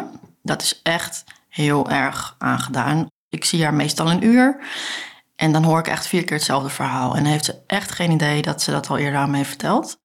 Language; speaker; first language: Dutch; native; Dutch